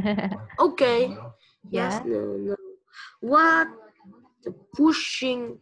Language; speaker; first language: English; non-native, learner; Vietnamese